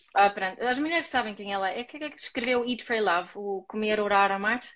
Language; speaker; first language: Portuguese; non-native, fluent; Swedish